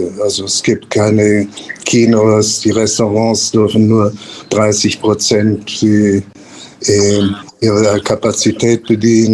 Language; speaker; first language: German; non-native, fluent; Spanish